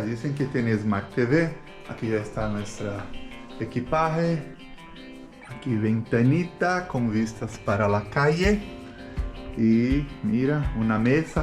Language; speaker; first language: Spanish; non-native, fluent; Portuguese